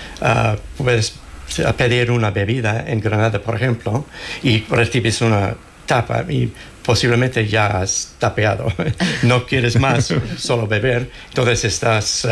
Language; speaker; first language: Spanish; non-native, learner; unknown